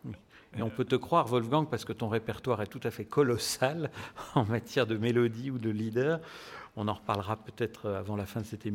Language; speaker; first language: French; native; French